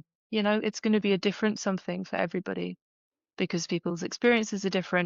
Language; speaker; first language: English; native; English